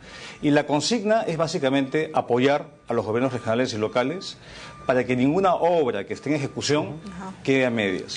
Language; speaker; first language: Spanish; native; Spanish